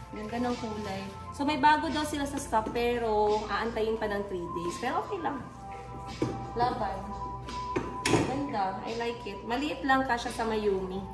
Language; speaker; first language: Filipino; non-native, local second language; Cebuano